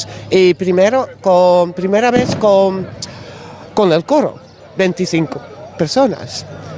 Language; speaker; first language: Spanish; non-native, learner; Dutch